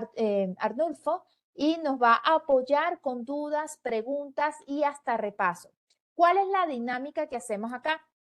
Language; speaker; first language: Spanish; native; Spanish